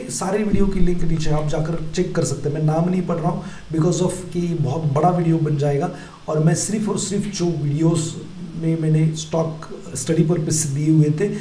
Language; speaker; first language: Hindi; non-native, local second language; Marathi